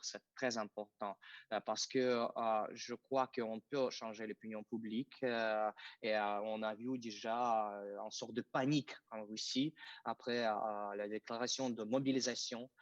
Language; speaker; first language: French; non-native, fluent; Russian